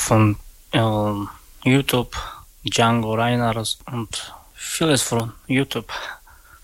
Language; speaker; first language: German; non-native, learner; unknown